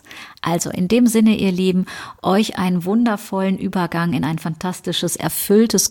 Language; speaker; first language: German; native; German